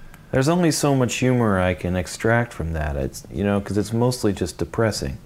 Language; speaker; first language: English; native; English